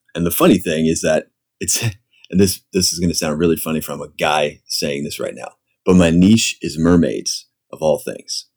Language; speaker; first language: English; native; English